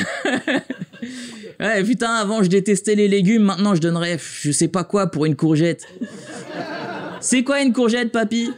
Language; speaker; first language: French; native; French